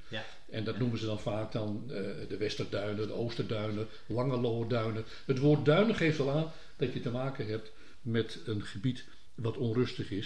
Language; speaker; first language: Dutch; native; Dutch